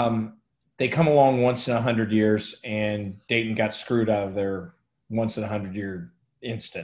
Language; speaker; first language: English; native; English